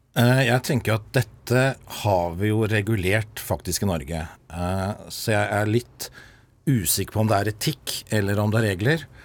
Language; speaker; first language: Norwegian; native; Norwegian